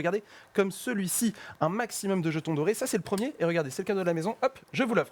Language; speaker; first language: French; native; French